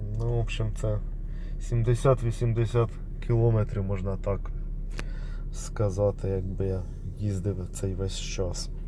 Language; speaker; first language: Ukrainian; non-native, local second language; Russian